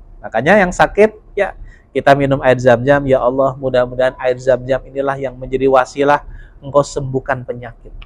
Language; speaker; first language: Indonesian; non-native, local second language; Javanese